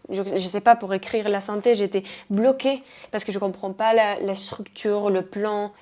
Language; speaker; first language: French; non-native, fluent; Spanish